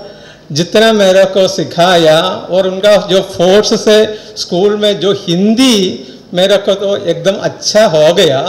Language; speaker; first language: Hindi; non-native, local second language; Malayalam